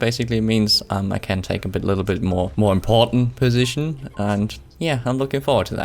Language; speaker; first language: English; non-native, fluent; German